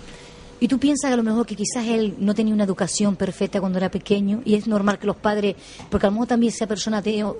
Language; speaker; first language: Spanish; native; Spanish